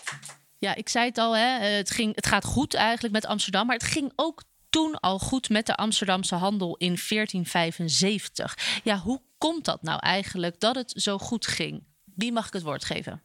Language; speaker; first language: Dutch; native; Dutch